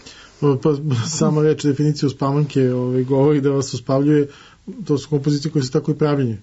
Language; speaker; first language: Serbian; native; Serbian